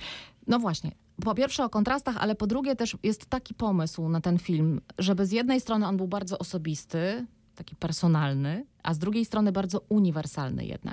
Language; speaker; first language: Polish; native; Polish